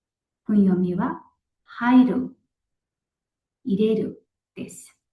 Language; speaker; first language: Japanese; non-native, local second language; Mongolian